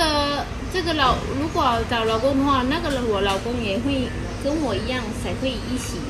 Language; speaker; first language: Chinese; non-native, fluent; Lao